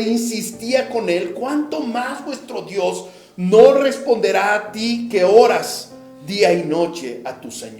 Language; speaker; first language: Spanish; native; Spanish